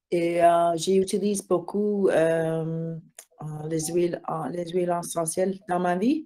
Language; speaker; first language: French; non-native, learner; English